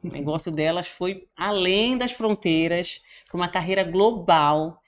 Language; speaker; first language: Portuguese; native; Portuguese